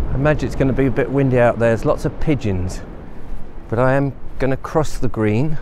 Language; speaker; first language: English; native; English